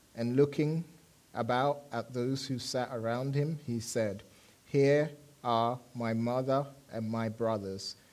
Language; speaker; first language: English; native; English